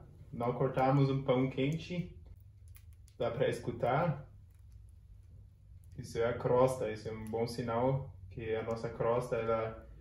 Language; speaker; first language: Portuguese; non-native, fluent; German